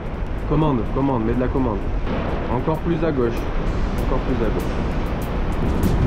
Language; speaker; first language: French; native; French